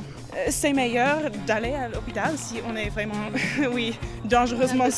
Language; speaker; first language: French; non-native, learner; English